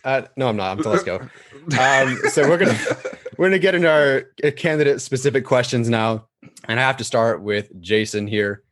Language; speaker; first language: English; native; English